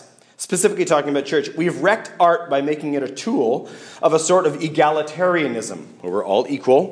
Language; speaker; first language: English; native; English